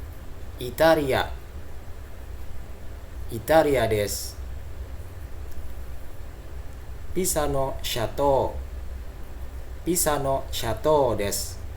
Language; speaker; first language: Japanese; non-native, fluent; Indonesian